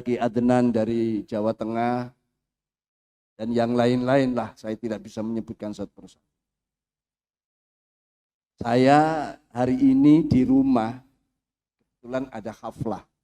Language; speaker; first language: Indonesian; native; Indonesian